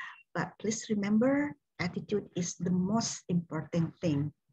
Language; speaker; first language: English; non-native, fluent; Minangkabau